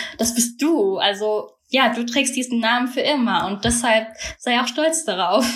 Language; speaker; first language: German; early bilingual, other home language; Vietnamese